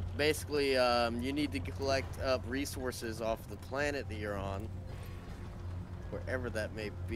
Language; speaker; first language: English; native; English